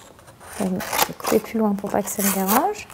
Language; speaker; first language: French; native; French